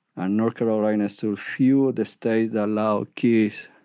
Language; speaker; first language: English; non-native, fluent; Spanish